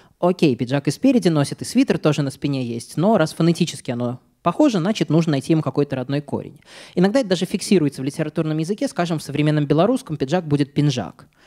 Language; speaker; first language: Russian; native; Russian